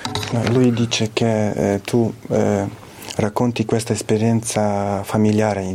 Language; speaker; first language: Italian; non-native, fluent; Ukrainian